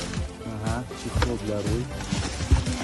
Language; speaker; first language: Russian; non-native, local second language; Kazakh